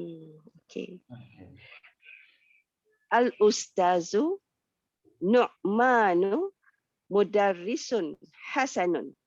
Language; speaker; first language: Arabic; non-native, learner; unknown